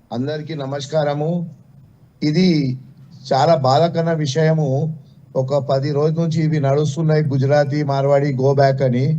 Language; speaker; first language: Telugu; non-native, local second language; Gujarati